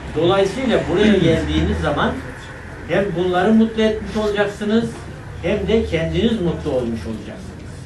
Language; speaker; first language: Turkish; native; Turkish